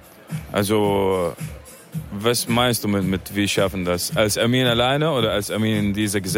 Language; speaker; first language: German; non-native, fluent; Arabic